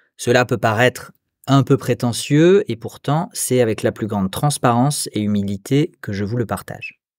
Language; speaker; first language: French; native; French